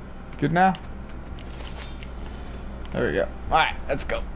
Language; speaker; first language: English; native; English